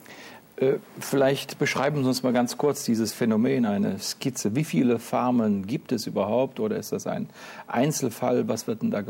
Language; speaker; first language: German; native; German